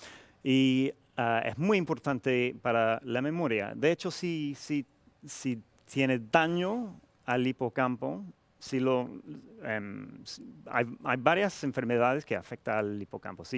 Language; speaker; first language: Spanish; non-native, fluent; English